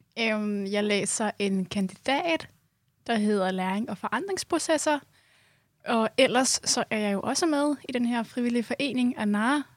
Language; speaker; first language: Danish; early bilingual, other home language; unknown